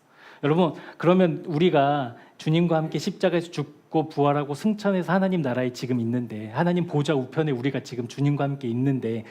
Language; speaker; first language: Korean; native; Korean